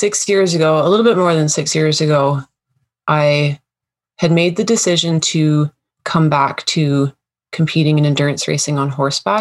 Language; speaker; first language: English; native; English